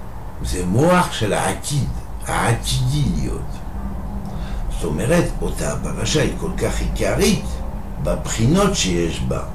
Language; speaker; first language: Hebrew; non-native, fluent; French